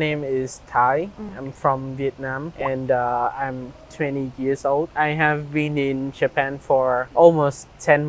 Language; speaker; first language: English; non-native, fluent; Vietnamese